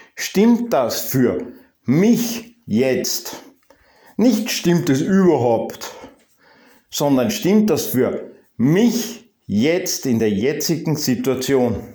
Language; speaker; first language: German; native; German